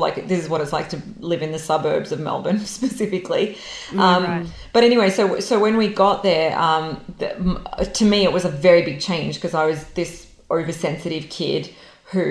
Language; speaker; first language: English; non-native, local second language; Serbian